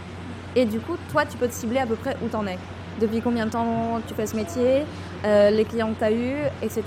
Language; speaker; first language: French; native; French